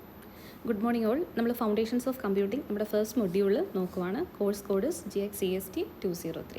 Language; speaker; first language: Malayalam; native; Malayalam